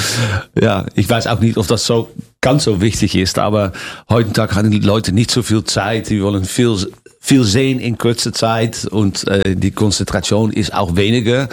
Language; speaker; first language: German; non-native, fluent; Dutch